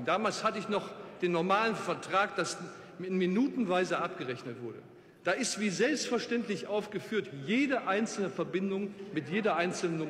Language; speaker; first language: German; native; German